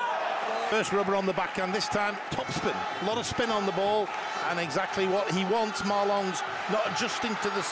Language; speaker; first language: English; native; English